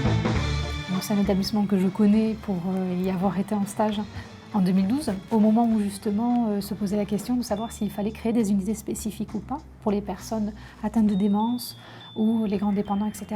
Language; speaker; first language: French; native; French